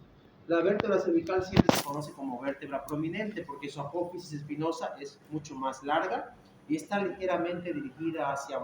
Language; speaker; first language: Spanish; native; Spanish